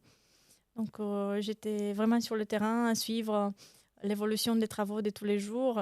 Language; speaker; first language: French; non-native, fluent; Romanian